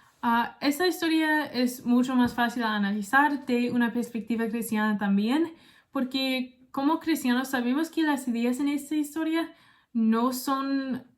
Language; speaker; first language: Spanish; non-native, learner; English